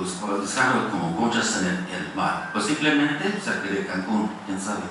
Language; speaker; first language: Spanish; non-native, fluent; English